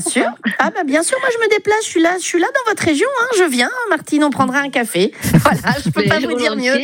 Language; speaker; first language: French; native; French